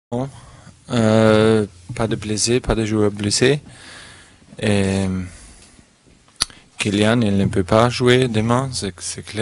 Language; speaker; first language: French; non-native, fluent; German